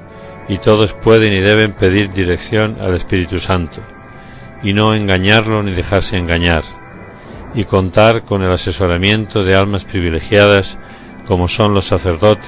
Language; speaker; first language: Spanish; native; Spanish